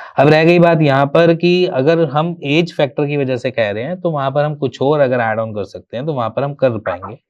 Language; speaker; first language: Hindi; native; Hindi